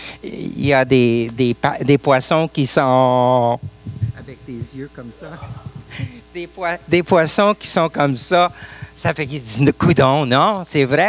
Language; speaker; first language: French; non-native, local second language; English